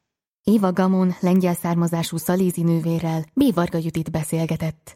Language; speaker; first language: Hungarian; native; Hungarian